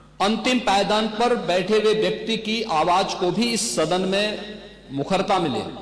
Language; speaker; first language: Hindi; native; Hindi